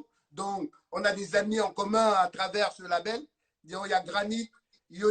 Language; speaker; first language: French; native; French